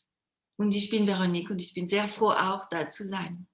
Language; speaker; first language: German; non-native, local second language; French